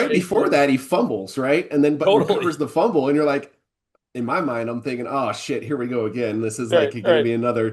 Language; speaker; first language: English; native; English